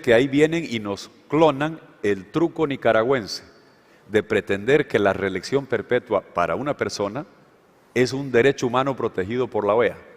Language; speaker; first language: Spanish; native; Spanish